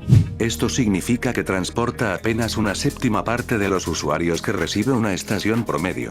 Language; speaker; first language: Spanish; native; Spanish